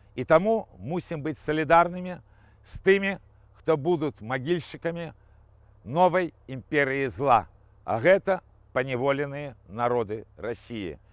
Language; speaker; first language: Belarusian; non-native, local second language; Russian